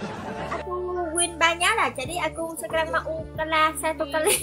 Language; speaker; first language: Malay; non-native, learner; Vietnamese